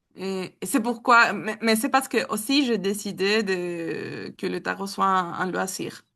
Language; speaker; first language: French; non-native, learner; Spanish